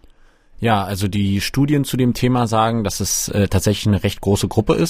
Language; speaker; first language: German; native; German